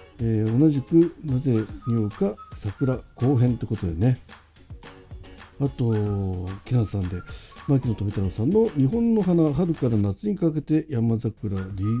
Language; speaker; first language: Japanese; native; Japanese